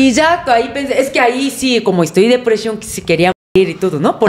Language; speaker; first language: Spanish; non-native, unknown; Korean